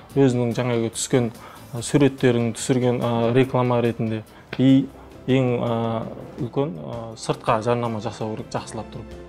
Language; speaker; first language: Kazakh; early bilingual, heritage; Kazakh